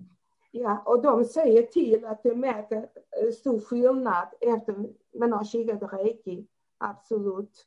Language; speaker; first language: Swedish; non-native, fluent; Portuguese